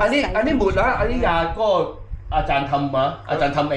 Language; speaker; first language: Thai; non-native, fluent; Cantonese